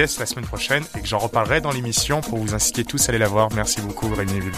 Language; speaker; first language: French; native; French